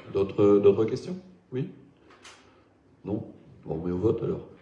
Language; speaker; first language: French; native; French